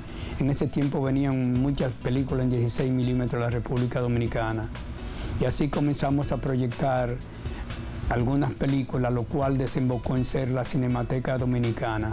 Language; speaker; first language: Spanish; native; Spanish